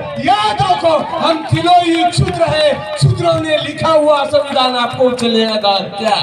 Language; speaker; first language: Hindi; native; Hindi